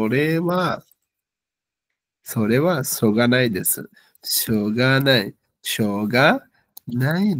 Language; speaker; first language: Japanese; non-native, learner; Bangla